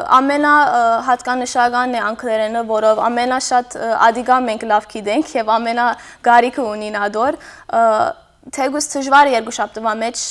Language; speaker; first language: Armenian; early bilingual, heritage; Armenian